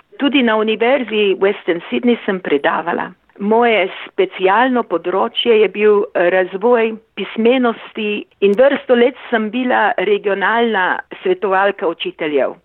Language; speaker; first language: Slovenian; early bilingual, heritage; Slovenian